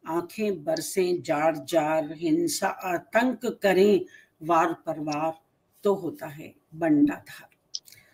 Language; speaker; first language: Hindi; native; Hindi